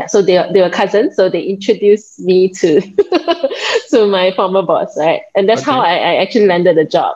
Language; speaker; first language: English; non-native, local second language; Min Nan Chinese